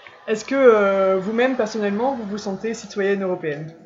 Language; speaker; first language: French; native; French